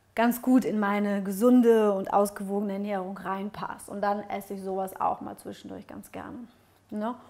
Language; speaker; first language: German; early bilingual, other home language; Russian